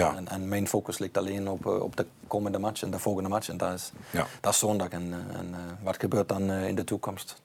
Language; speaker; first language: Dutch; non-native, fluent; Danish